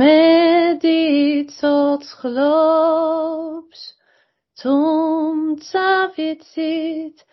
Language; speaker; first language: Georgian; non-native, fluent; Swedish